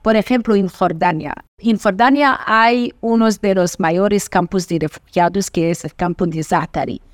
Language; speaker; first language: Spanish; non-native, fluent; Portuguese